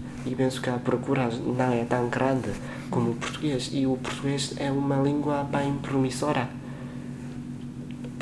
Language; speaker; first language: Portuguese; non-native, fluent; Chinese